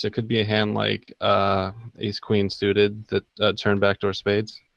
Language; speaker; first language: English; native; English